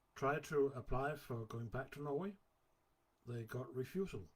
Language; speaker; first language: English; non-native, fluent; Danish